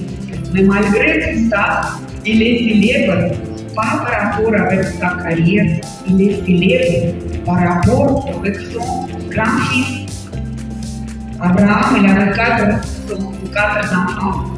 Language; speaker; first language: French; non-native, fluent; Russian